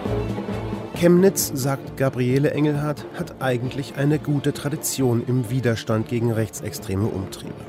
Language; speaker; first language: German; native; German